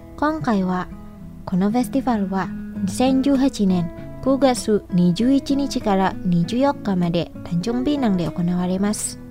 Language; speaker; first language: Japanese; non-native, fluent; Indonesian